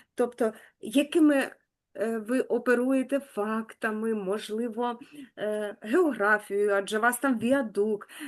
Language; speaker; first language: Ukrainian; native; Ukrainian